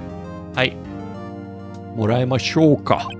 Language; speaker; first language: Japanese; non-native, learner; English